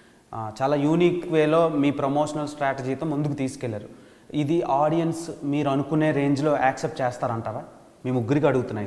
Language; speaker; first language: Telugu; native; Telugu